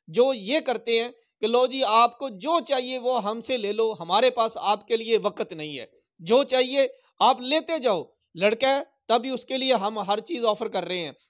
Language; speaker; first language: Urdu; non-native, local second language; Punjabi